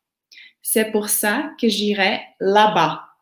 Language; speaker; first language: French; non-native, fluent; Portuguese